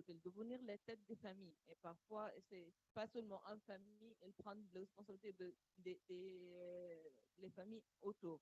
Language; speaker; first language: French; non-native, learner; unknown